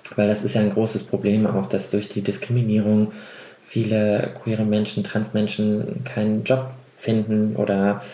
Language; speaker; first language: German; native; German